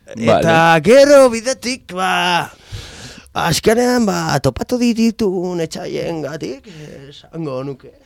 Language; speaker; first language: Basque; non-native, local second language; Spanish